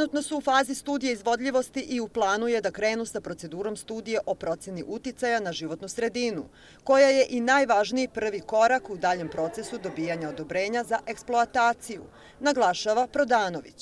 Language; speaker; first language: Serbian; native; Serbian